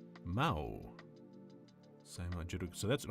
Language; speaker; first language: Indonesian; non-native, learner; English